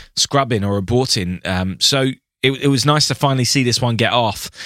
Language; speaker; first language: English; native; English